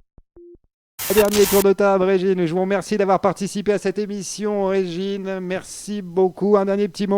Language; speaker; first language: French; native; French